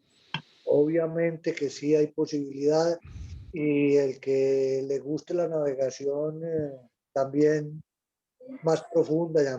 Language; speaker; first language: Spanish; native; Spanish